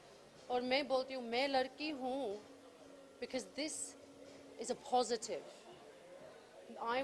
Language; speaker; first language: Hindi; early bilingual, heritage; English